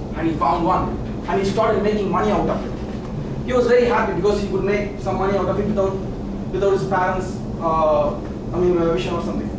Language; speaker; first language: English; non-native, local second language; Tamil